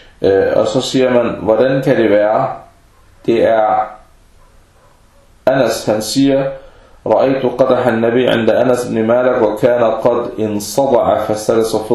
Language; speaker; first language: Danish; early bilingual, other home language; Arabic